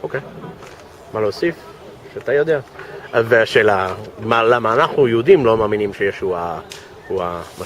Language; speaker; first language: Hebrew; non-native, fluent; English